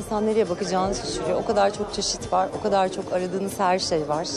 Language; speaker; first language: Turkish; native; Turkish